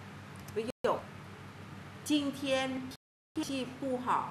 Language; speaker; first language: Chinese; non-native, fluent; Vietnamese